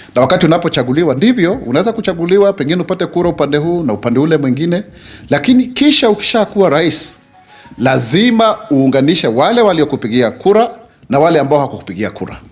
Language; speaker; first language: Swahili; non-native, local second language; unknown